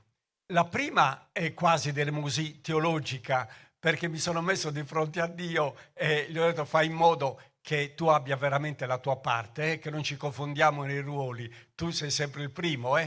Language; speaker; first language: Italian; native; Italian